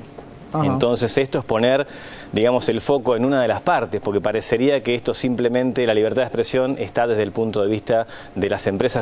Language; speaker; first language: Spanish; native; Spanish